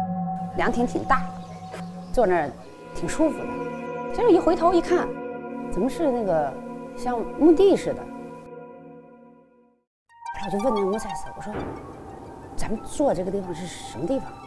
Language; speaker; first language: Chinese; native; Chinese